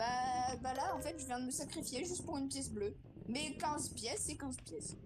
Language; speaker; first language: French; native; French